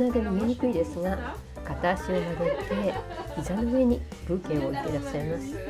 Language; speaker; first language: Japanese; native; Japanese